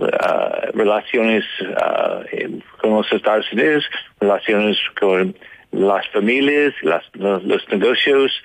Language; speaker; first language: Spanish; non-native, learner; English